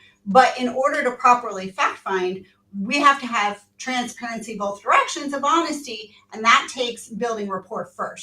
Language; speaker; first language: English; native; English